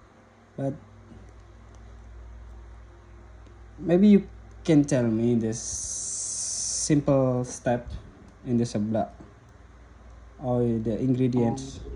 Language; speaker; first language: English; non-native, learner; Indonesian